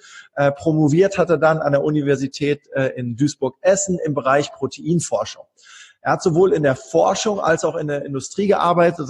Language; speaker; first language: German; native; German